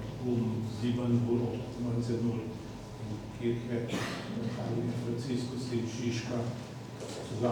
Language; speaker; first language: German; non-native, learner; Slovenian